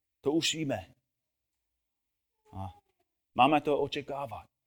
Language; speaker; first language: Czech; non-native, fluent; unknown